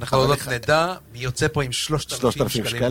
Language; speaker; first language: Hebrew; native; Hebrew